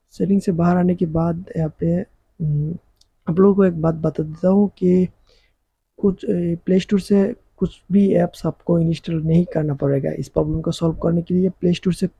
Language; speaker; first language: Hindi; non-native, local second language; Bangla